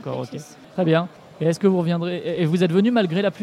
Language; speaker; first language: French; native; French